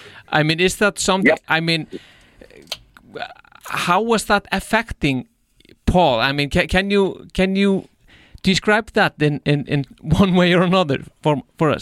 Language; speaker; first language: English; non-native, fluent; Icelandic